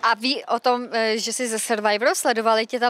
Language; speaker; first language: Czech; native; Czech